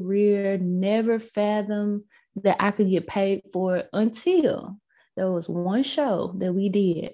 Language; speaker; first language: English; native; English